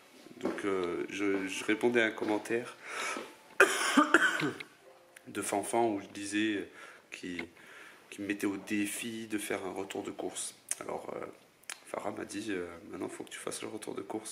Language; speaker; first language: French; native; French